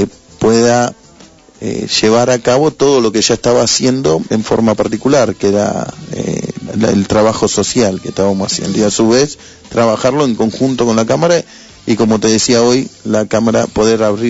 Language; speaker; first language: Spanish; native; Spanish